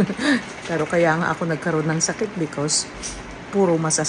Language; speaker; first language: Filipino; native; Filipino